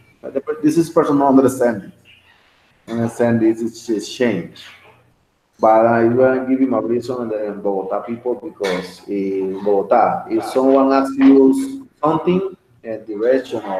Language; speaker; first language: English; non-native, learner; Spanish